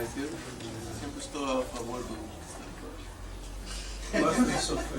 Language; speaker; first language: Portuguese; non-native, fluent; English